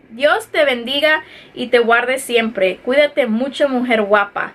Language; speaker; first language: Spanish; early bilingual, heritage; Spanish